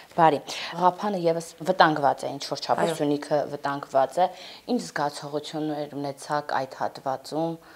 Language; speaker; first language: Armenian; native; Armenian